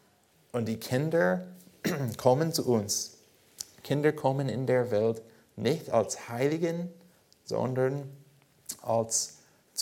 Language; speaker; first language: German; non-native, fluent; English